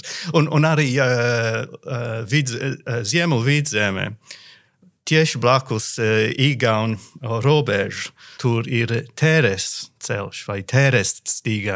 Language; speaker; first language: Latvian; non-native, learner; English